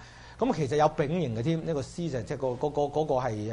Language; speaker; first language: Chinese; native; Chinese